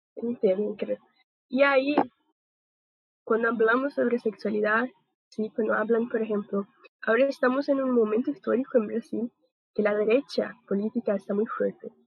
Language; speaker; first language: Spanish; non-native, learner; Portuguese